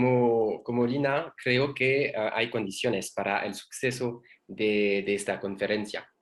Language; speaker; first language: Spanish; non-native, learner; French